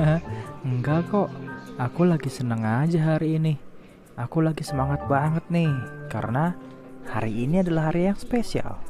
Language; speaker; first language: Indonesian; native; Indonesian